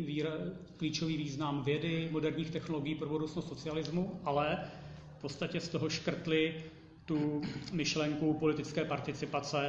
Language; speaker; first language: Czech; native; Czech